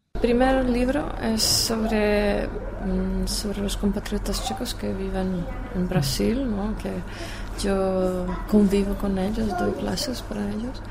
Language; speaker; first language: Spanish; non-native, fluent; Czech